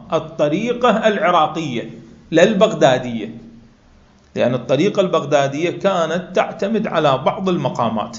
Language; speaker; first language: Arabic; native; Arabic